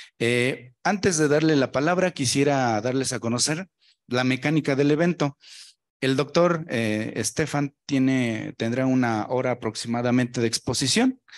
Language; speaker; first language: Spanish; native; Spanish